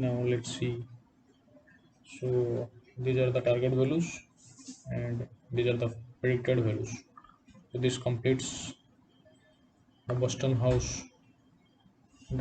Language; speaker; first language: English; non-native, local second language; Odia